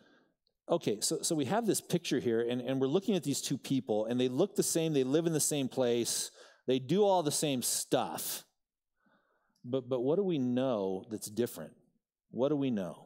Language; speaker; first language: English; native; English